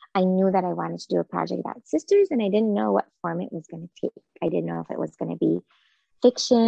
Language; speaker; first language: English; non-native, fluent; Hebrew